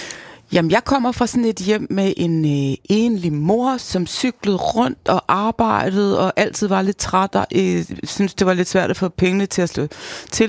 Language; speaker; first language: Danish; native; Danish